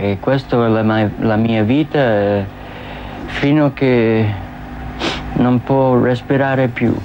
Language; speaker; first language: Italian; non-native, learner; English